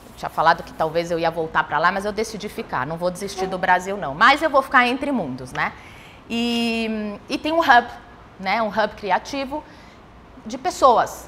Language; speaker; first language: Portuguese; early bilingual, other home language; Spanish